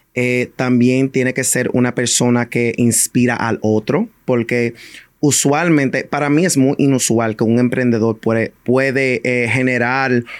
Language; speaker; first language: Spanish; early bilingual, heritage; Spanish